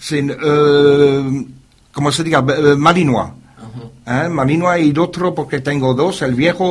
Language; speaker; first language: Spanish; non-native, learner; French